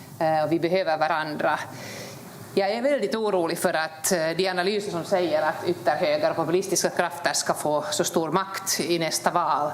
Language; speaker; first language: Swedish; native; Swedish